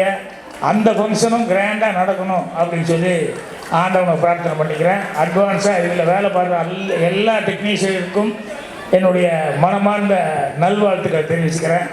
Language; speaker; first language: Tamil; native; Tamil